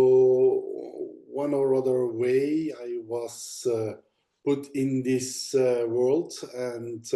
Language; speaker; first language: English; non-native, fluent; Dutch